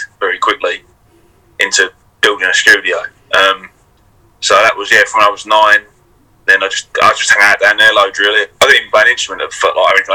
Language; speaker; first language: English; native; English